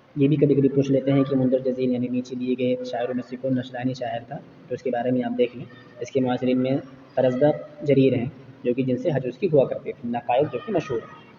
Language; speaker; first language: Urdu; native; Urdu